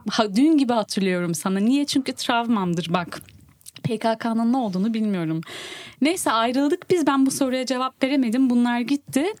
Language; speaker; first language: Turkish; early bilingual, heritage; Turkish